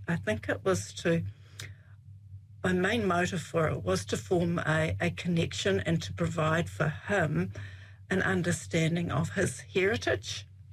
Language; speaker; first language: English; native; English